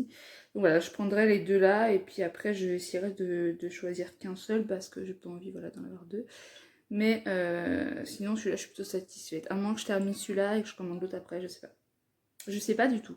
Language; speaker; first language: French; native; French